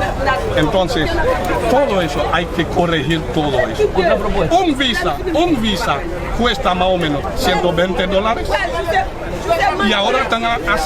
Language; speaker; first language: Spanish; non-native, fluent; Haitian Creole